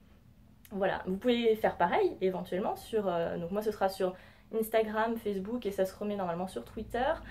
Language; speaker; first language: French; native; French